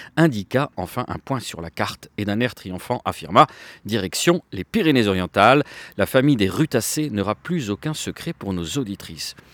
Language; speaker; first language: French; native; French